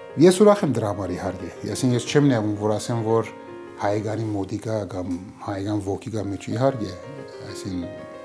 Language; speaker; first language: Armenian; early bilingual, heritage; Armenian